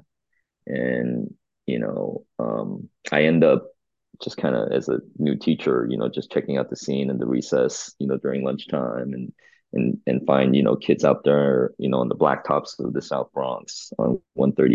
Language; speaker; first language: English; early bilingual, other home language; Korean